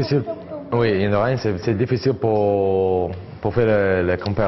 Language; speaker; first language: French; non-native, learner; English